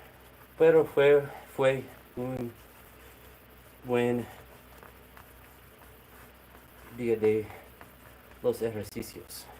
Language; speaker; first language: Spanish; non-native, learner; English